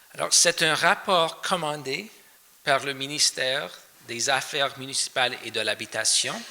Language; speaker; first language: French; non-native, fluent; English